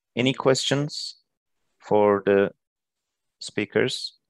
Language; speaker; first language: English; non-native, fluent; Turkish